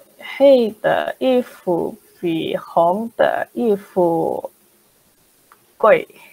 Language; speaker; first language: Chinese; non-native, learner; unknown